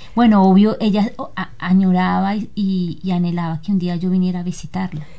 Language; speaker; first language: Spanish; native; Spanish